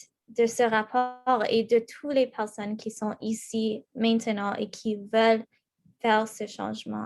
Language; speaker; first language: French; non-native, local second language; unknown